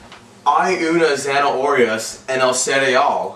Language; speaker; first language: Spanish; non-native, learner; English